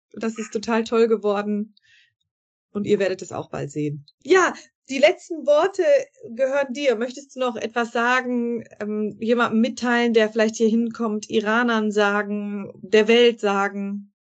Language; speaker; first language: German; native; German